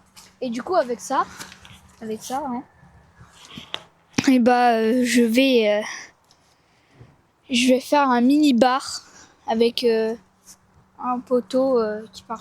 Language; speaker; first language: French; native; French